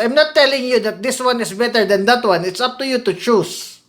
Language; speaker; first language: English; non-native, local second language; Filipino